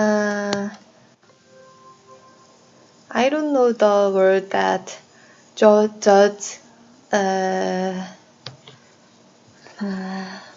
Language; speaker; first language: English; non-native, learner; Korean